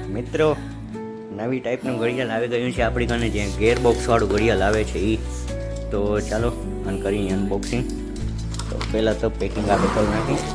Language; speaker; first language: Gujarati; native; Gujarati